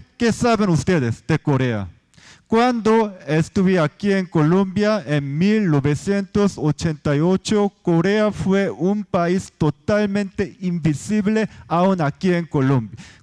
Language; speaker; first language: Spanish; non-native, fluent; Korean